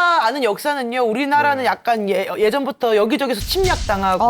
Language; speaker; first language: Korean; native; Korean